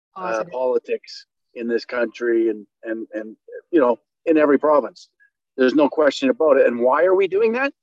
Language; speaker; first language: English; native; English